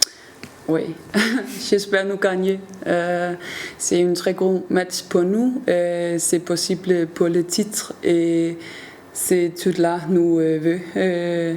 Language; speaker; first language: French; non-native, learner; Danish